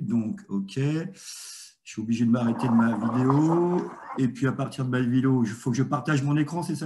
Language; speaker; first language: French; native; French